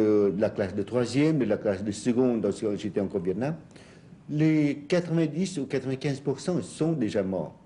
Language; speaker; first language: French; non-native, local second language; Vietnamese